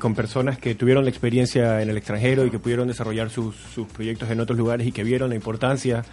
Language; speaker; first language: Spanish; native; Spanish